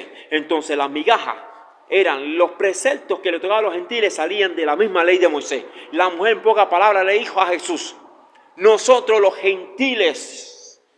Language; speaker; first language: Spanish; native; Spanish